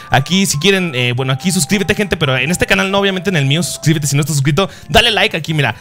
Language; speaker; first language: Spanish; early bilingual, other home language; Japanese